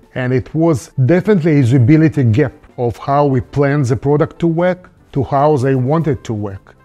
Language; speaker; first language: English; non-native, fluent; Russian